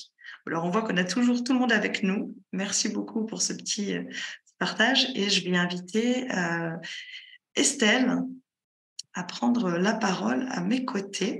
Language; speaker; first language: French; native; French